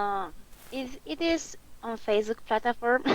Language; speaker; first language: English; non-native, learner; Spanish